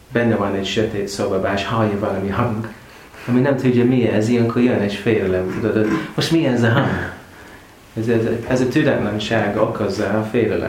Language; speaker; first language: Hungarian; non-native, fluent; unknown